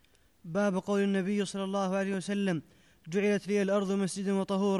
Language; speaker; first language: Arabic; native; Arabic